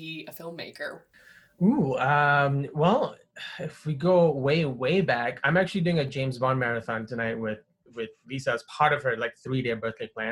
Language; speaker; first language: English; non-native, local second language; Tamil